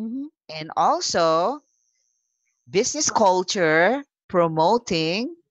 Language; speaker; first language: English; non-native, local second language; Filipino